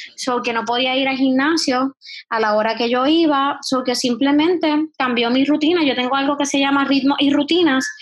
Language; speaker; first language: Spanish; native; Spanish